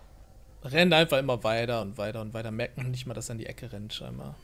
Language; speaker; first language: German; native; German